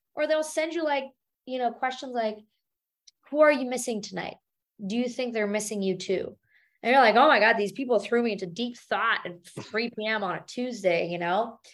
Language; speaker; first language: English; non-native, fluent; German